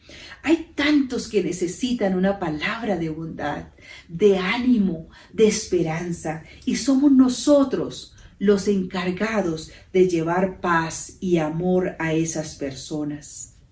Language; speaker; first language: Spanish; native; Spanish